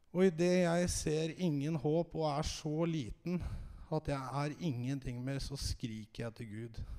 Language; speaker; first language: Norwegian; native; Norwegian